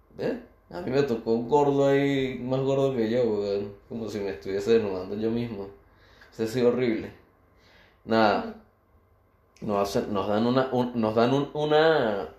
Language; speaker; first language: Spanish; native; Spanish